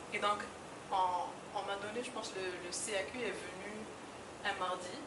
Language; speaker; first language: French; non-native, local second language; Arabic